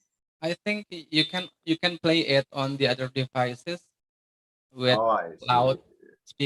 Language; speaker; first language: English; non-native, fluent; Indonesian